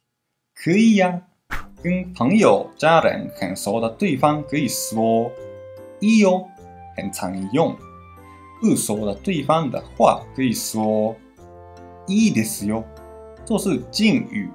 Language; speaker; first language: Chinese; non-native, fluent; Japanese